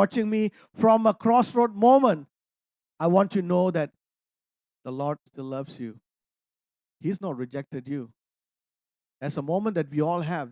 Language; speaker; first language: English; non-native, local second language; Tamil